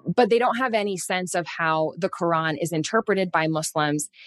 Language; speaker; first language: English; native; English